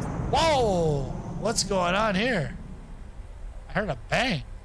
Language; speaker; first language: English; native; English